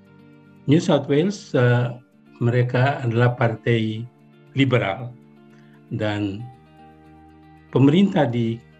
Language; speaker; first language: Indonesian; non-native, local second language; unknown